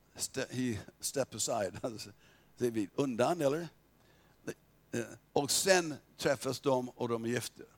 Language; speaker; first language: Swedish; non-native, fluent; English